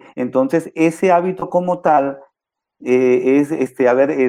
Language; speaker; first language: Spanish; native; Spanish